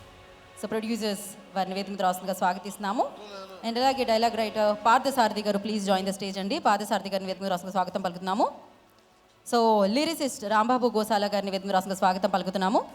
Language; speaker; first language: Telugu; native; Telugu